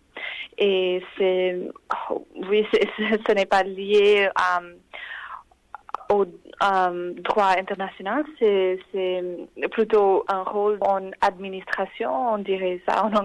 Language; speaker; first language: French; non-native, fluent; English